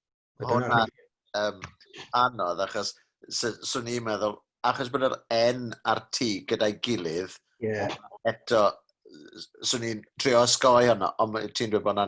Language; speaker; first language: Welsh; native; Welsh